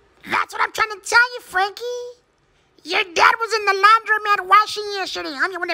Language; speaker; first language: English; early bilingual, other home language; Spanish